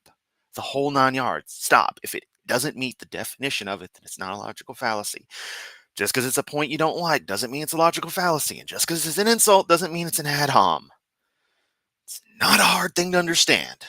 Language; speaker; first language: English; native; English